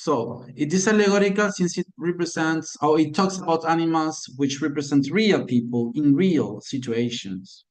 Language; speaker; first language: English; non-native, fluent; Spanish